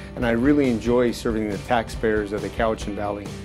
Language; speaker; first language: English; native; English